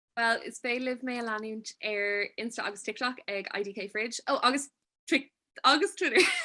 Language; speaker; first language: Irish; non-native, local second language; English